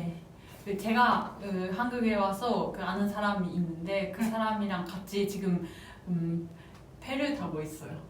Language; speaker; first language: Korean; non-native, fluent; Japanese